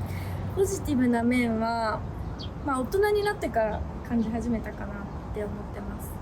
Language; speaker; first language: Japanese; native; Japanese